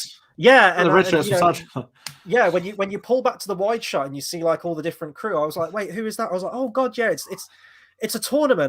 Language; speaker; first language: English; native; English